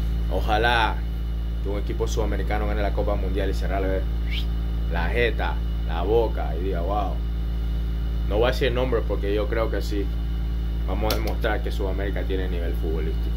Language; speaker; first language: Spanish; native; Spanish